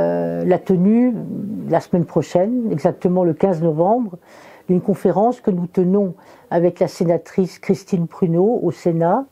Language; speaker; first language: French; native; French